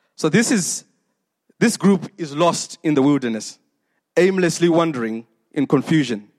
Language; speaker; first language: English; non-native, local second language; Shona